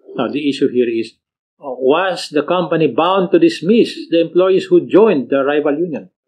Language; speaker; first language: English; non-native, local second language; Filipino